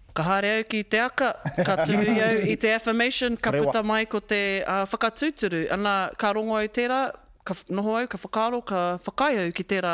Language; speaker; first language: Māori; non-native, local second language; English